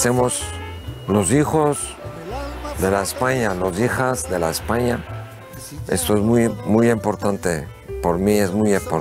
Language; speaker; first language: Spanish; early bilingual, heritage; Ladino